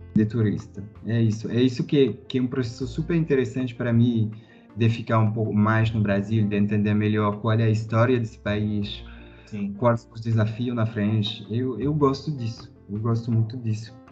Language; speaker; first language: Portuguese; non-native, fluent; French